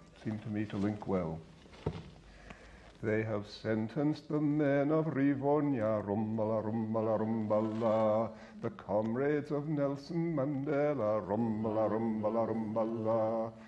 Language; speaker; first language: English; native; English